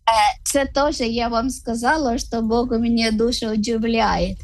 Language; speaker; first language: Ukrainian; non-native, learner; Malayalam